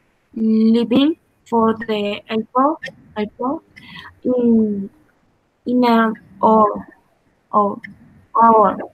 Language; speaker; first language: English; non-native, learner; Spanish